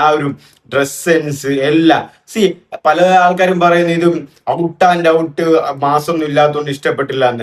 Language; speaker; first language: Malayalam; native; Malayalam